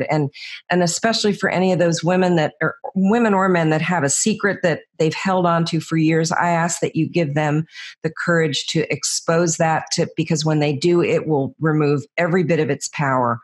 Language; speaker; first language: English; native; English